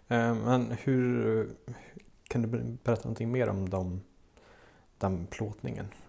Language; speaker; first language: Swedish; native; Swedish